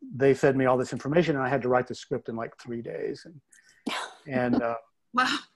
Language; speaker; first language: English; native; English